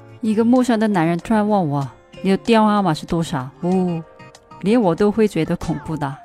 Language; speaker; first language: Chinese; non-native, fluent; Korean